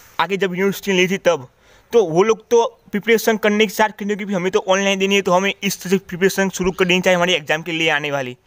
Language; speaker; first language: Hindi; non-native, local second language; Gujarati